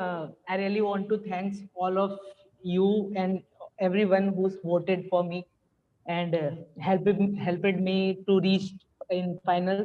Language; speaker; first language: English; non-native, local second language; Hindi